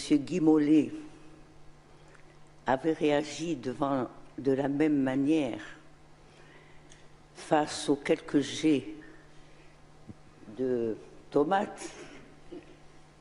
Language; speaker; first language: French; non-native, local second language; Arabic